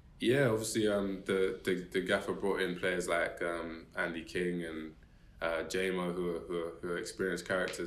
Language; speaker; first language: English; native; English